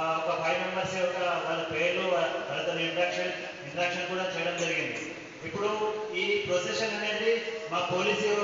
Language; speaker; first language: Telugu; native; Telugu